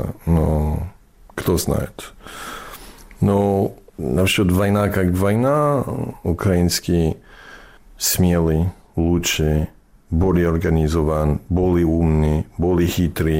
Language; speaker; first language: Russian; non-native, fluent; English